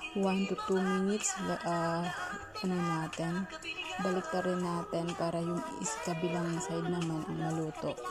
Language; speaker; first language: Filipino; non-native, local second language; Bikol